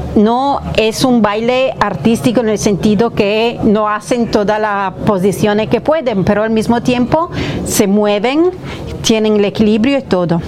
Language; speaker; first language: Spanish; non-native, fluent; Italian